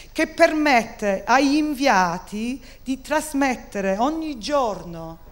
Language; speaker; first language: Italian; non-native, fluent; English